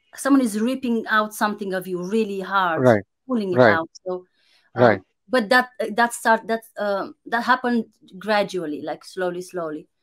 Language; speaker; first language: English; non-native, fluent; Romanian